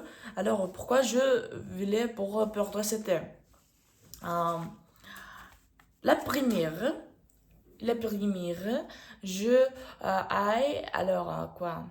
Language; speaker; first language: French; non-native, learner; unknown